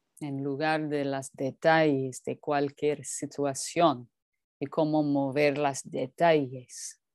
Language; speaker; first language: Spanish; non-native, fluent; English